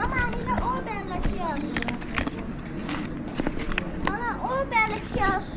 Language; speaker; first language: Dutch; native; Dutch